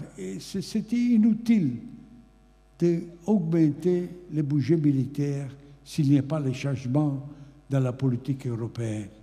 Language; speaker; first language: French; non-native, fluent; Italian